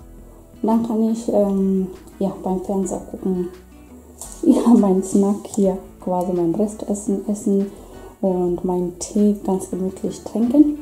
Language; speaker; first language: German; non-native, fluent; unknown